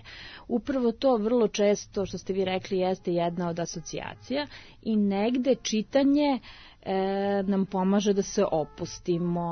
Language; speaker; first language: Serbian; native; Serbian